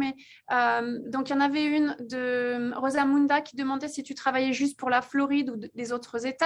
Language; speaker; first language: French; native; French